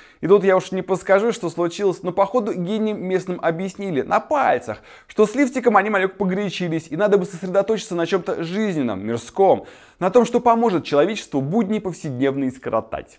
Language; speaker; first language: Russian; native; Russian